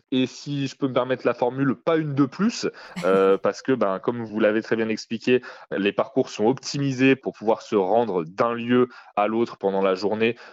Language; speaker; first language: French; native; French